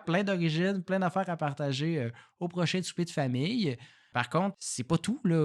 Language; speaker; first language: French; native; French